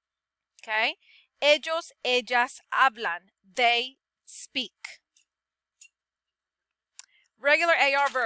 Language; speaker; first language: Spanish; non-native, fluent; English